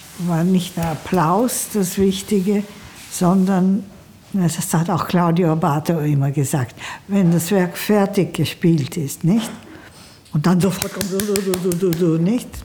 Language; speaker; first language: German; non-native, fluent; Italian